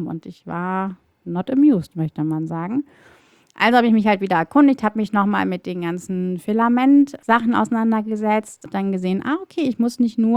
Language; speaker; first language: German; native; German